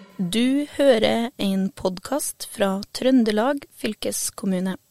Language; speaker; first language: Norwegian; native; Norwegian